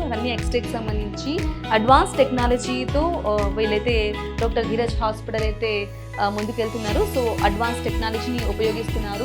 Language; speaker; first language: Telugu; native; Telugu